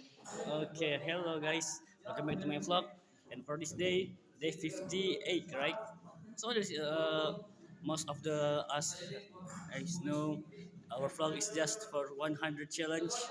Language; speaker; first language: English; non-native, learner; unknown